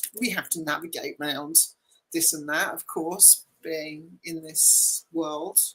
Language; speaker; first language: English; native; English